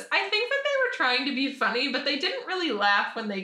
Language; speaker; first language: English; native; English